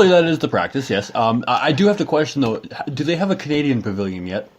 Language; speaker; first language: English; native; English